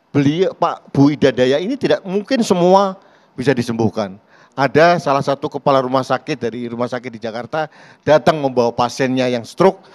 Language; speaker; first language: Indonesian; native; Indonesian